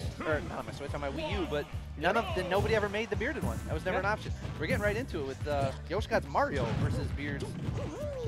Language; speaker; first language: English; native; English